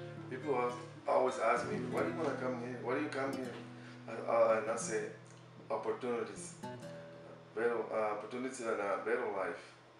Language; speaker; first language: English; non-native, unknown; Spanish